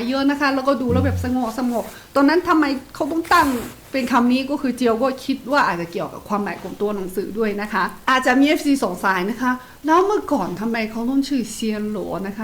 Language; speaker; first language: Thai; non-native, fluent; Chinese